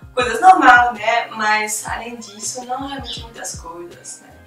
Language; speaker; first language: Portuguese; non-native, fluent; French